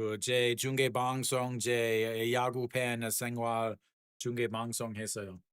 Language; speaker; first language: Korean; non-native, learner; English